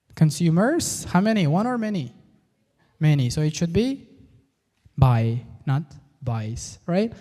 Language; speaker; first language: English; non-native, fluent; Uzbek